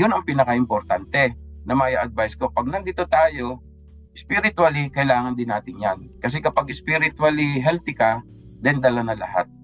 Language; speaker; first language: Filipino; native; Filipino